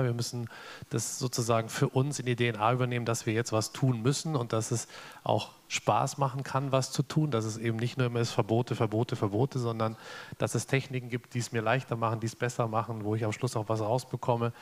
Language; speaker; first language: German; native; German